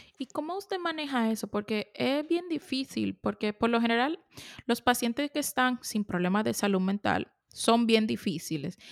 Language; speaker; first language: Spanish; native; Spanish